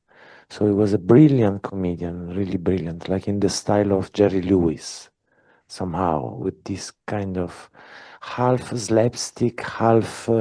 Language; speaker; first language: English; non-native, fluent; Italian